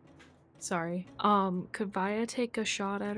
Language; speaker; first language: English; native; English